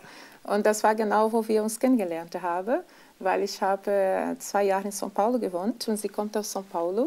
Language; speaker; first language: German; non-native, fluent; Portuguese